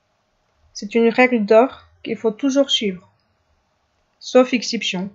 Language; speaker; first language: French; non-native, fluent; Russian